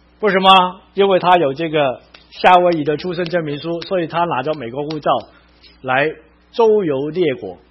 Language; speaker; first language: Chinese; non-native, local second language; Cantonese